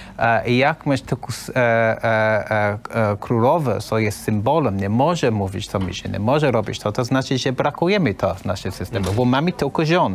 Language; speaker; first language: Polish; non-native, learner; English